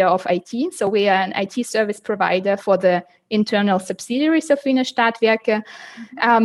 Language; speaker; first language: English; non-native, fluent; Uzbek